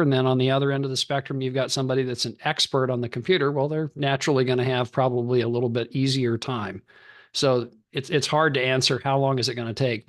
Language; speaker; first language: English; native; English